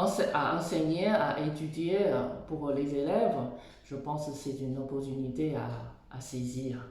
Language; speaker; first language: French; non-native, fluent; Chinese